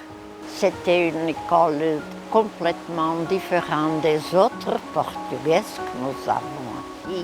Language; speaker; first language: French; non-native, fluent; Portuguese